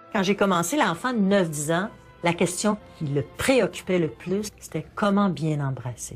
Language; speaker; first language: French; native; French